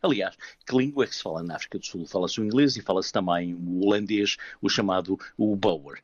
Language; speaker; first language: Portuguese; native; Portuguese